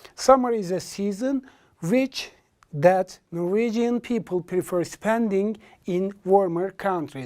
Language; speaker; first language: English; non-native, fluent; Turkish